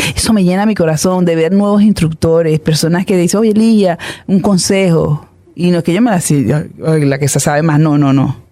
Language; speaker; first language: Spanish; native; Spanish